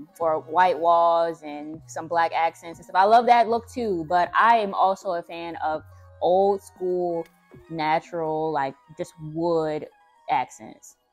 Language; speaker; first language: English; native; English